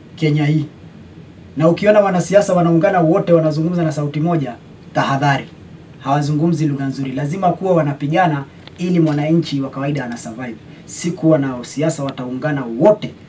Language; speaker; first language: Swahili; native; Swahili